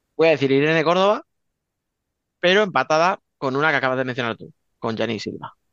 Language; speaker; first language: Spanish; native; Spanish